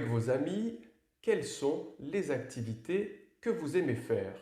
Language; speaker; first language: French; native; French